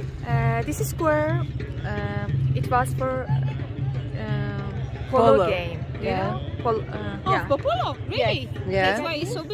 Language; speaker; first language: English; non-native, fluent; Persian